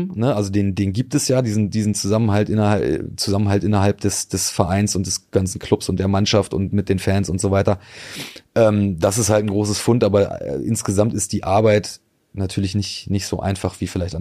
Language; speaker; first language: German; native; German